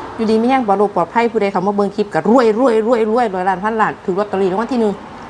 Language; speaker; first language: Thai; native; Thai